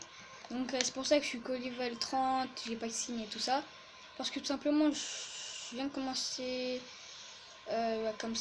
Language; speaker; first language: French; native; French